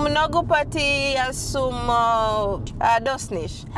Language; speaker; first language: Macedonian; non-native, learner; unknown